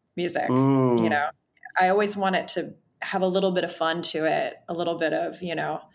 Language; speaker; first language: English; native; English